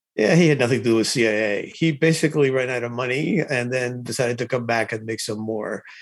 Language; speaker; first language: English; early bilingual, other home language; Spanish